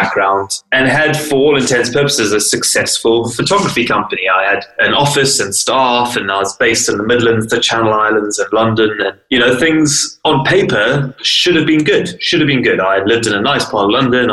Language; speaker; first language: English; native; English